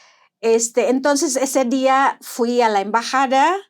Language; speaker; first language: Spanish; non-native, fluent; Indonesian